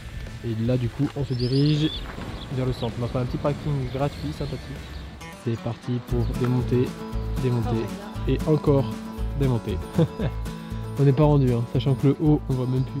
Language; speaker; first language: French; native; French